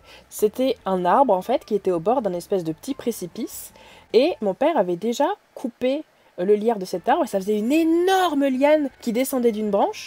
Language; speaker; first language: French; native; French